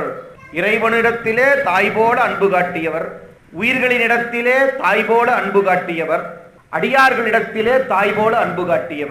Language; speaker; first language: Tamil; native; Tamil